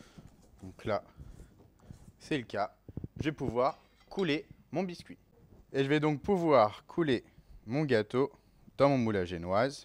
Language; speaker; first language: French; native; French